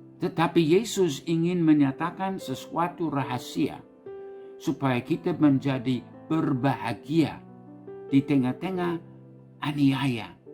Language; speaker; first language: Indonesian; non-native, fluent; English